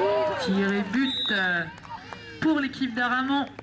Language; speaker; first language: French; native; French